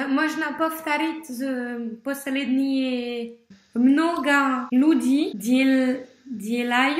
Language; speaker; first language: Russian; non-native, learner; French